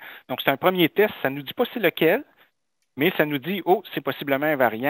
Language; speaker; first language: French; native; French